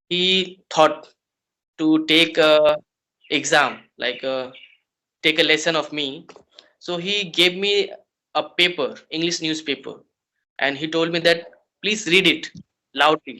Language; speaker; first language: English; non-native, learner; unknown